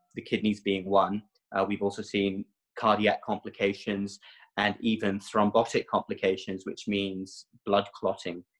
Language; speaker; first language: English; native; English